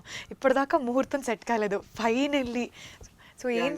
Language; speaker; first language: Telugu; native; Telugu